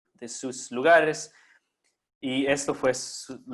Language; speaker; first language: Spanish; non-native, fluent; English